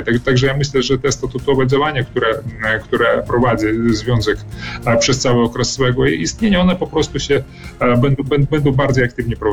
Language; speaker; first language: Polish; early bilingual, heritage; Polish